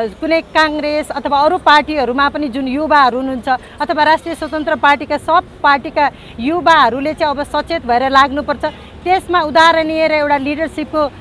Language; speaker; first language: Nepali; native; Nepali